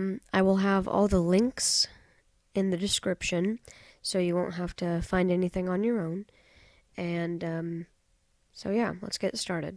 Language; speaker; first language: English; native; English